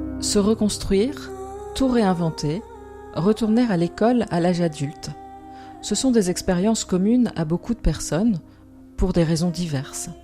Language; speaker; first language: French; native; French